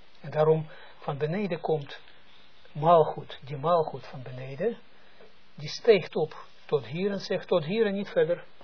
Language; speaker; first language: Dutch; non-native, fluent; Hebrew